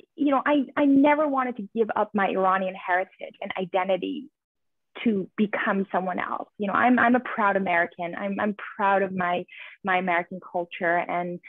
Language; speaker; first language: English; early bilingual, other home language; Persian